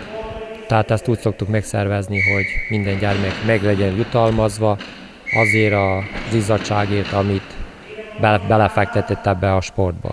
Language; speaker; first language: Hungarian; native; Hungarian